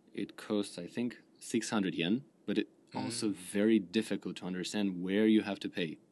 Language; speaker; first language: English; non-native, fluent; Russian